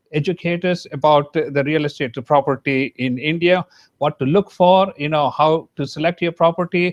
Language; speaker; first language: English; non-native, local second language; Kannada